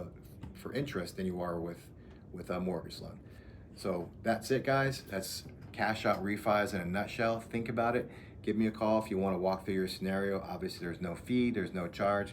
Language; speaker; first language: English; native; English